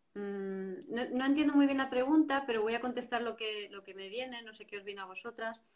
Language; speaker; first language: Spanish; native; Spanish